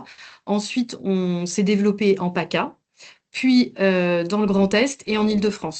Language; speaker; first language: French; native; French